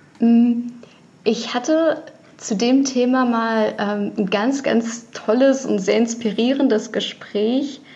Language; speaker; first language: German; early bilingual, other home language; Russian